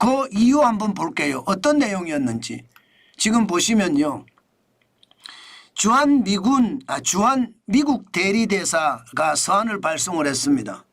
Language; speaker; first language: Korean; native; Korean